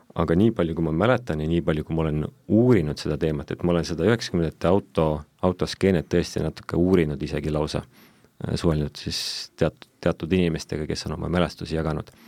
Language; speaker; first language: Estonian; non-native, local second language; Russian